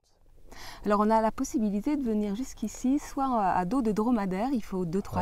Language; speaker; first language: French; native; French